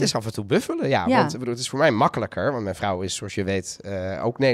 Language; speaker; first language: Dutch; native; Dutch